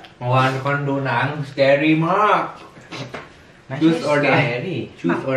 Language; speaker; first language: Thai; early bilingual, heritage; Thai